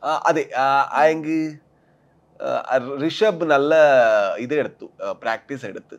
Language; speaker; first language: Malayalam; non-native, learner; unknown